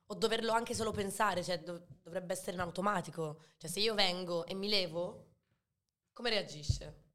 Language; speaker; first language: Italian; early bilingual, other home language; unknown